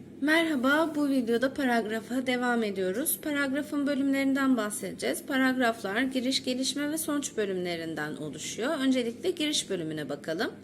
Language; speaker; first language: Turkish; native; Turkish